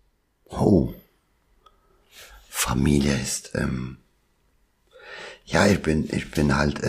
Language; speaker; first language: German; non-native, local second language; Albanian